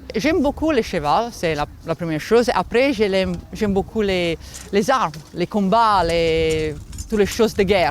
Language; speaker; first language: French; non-native, learner; Italian